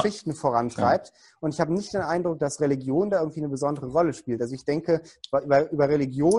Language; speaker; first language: German; native; German